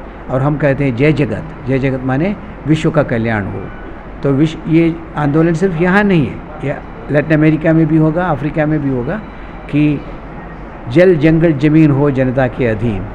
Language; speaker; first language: Hindi; native; Hindi